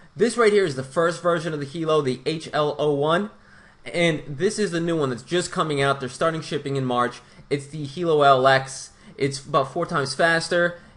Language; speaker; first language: English; non-native, fluent; Portuguese